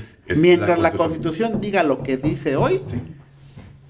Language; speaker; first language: Spanish; native; Spanish